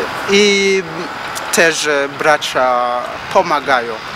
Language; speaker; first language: Polish; non-native, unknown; Rundi